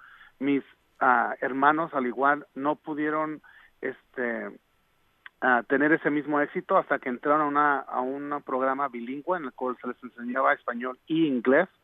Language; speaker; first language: Spanish; early bilingual, other home language; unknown